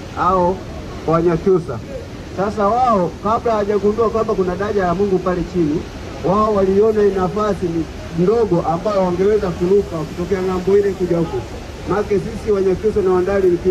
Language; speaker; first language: Swahili; non-native, local second language; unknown